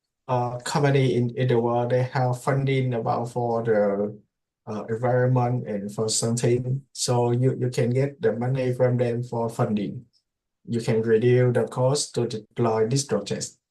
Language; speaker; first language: English; non-native, learner; Indonesian